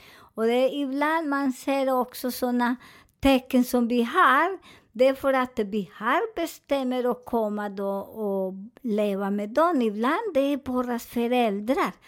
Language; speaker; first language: Swedish; non-native, fluent; Spanish